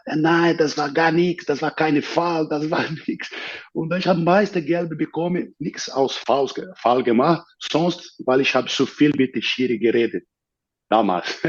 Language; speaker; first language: German; non-native, fluent; Portuguese